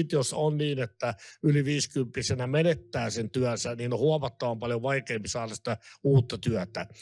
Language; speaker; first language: Finnish; native; Finnish